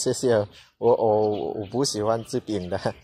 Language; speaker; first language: Chinese; non-native, learner; Vietnamese